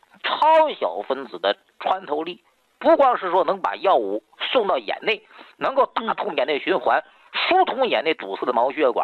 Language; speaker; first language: Chinese; native; Chinese